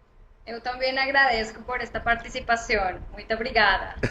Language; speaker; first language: Portuguese; non-native, learner; Spanish